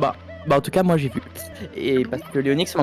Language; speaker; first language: French; native; French